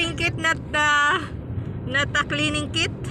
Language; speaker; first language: English; non-native, learner; Filipino